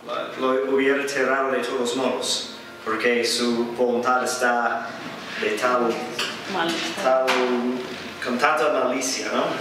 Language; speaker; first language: Spanish; non-native, fluent; English